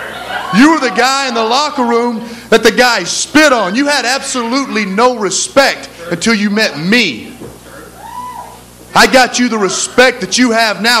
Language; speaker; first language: English; native; English